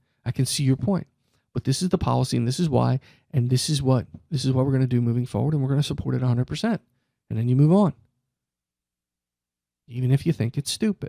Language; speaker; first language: English; native; English